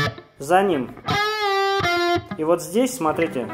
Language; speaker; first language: Russian; native; Russian